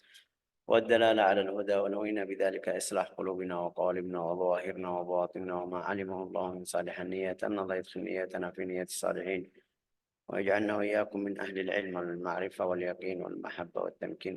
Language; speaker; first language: Arabic; native; Arabic